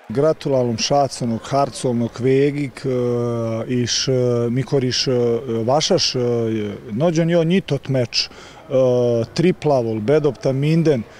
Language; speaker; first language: Hungarian; non-native, learner; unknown